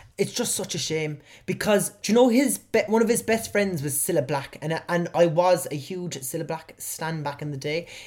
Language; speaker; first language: English; native; English